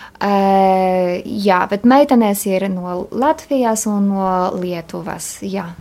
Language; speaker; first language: Latvian; non-native, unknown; Polish